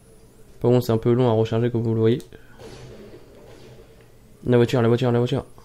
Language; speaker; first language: French; native; French